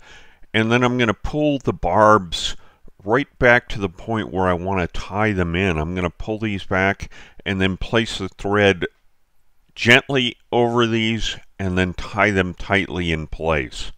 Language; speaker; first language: English; native; English